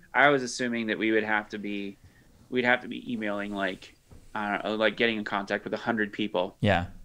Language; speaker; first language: English; native; English